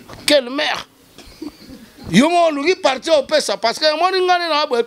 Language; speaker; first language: French; non-native, local second language; Lingala